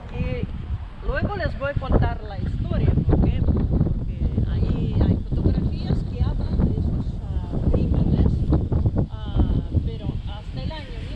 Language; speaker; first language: Spanish; non-native, fluent; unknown